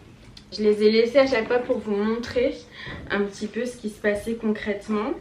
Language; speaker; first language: French; native; French